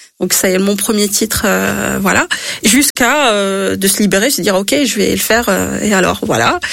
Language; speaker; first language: French; non-native, local second language; Arabic